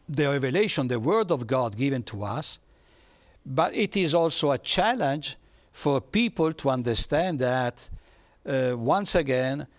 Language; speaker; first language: English; non-native, fluent; Italian